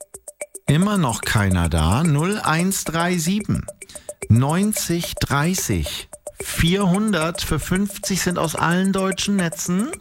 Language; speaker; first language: German; native; German